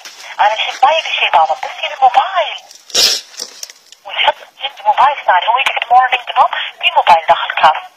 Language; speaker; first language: Arabic; non-native, learner; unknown